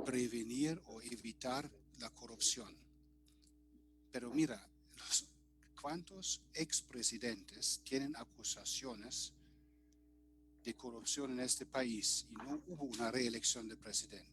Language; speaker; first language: Spanish; non-native, fluent; German